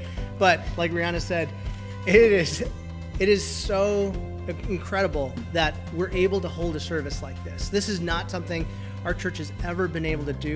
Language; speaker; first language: English; native; English